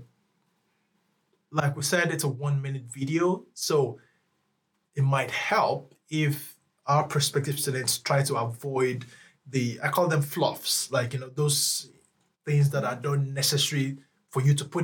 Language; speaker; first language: English; non-native, local second language; Yoruba